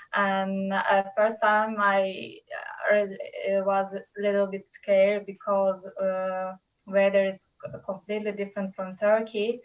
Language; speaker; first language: English; non-native, learner; Turkish